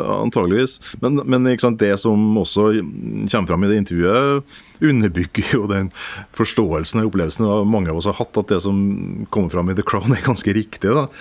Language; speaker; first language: Norwegian; native; Norwegian